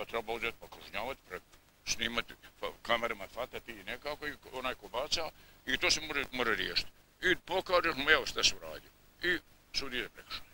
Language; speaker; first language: Bosnian; native; Bosnian